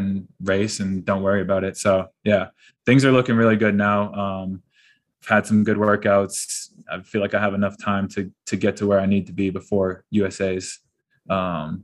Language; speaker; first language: English; native; English